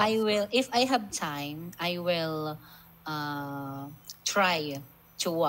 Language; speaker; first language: English; non-native, local second language; Filipino